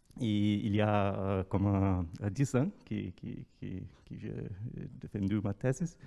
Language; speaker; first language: French; non-native, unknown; Portuguese